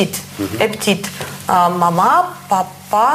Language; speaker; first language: French; non-native, learner; Russian